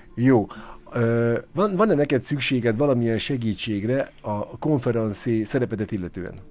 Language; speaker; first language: Hungarian; native; Hungarian